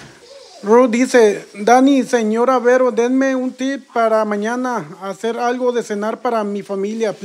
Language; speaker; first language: Spanish; native; Spanish